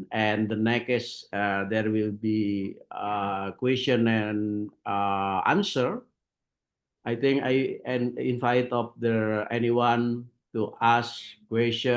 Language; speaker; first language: English; non-native, learner; Indonesian